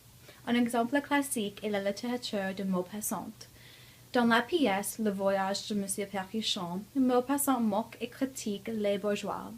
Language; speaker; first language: French; non-native, learner; English